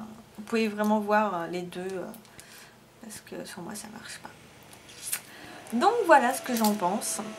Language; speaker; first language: French; native; French